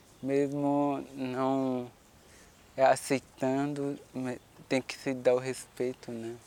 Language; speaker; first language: Portuguese; non-native, local second language; Guarani